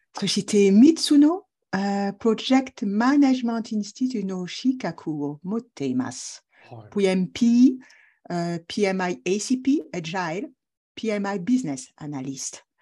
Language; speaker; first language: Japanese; non-native, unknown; French